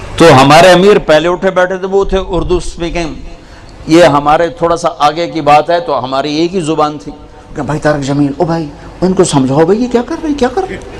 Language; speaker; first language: Urdu; non-native, local second language; Punjabi